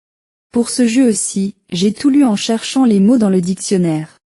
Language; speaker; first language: French; non-native, learner; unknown